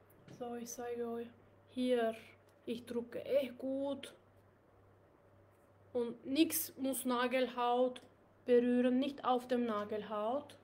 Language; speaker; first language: German; non-native, learner; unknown